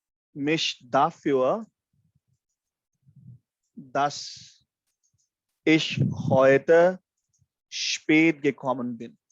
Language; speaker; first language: German; non-native, fluent; Hindi